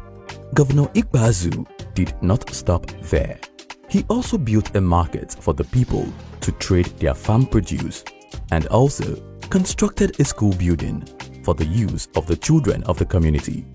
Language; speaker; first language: English; non-native, local second language; Igbo